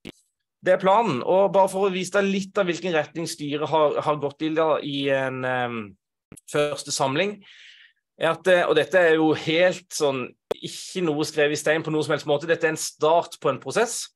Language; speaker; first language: Norwegian; native; Norwegian